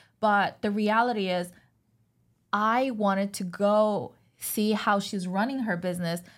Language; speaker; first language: English; non-native, fluent; Chinese